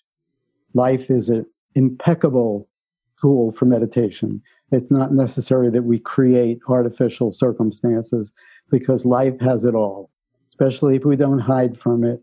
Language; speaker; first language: English; native; English